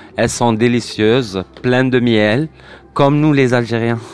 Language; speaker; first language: French; non-native, local second language; Arabic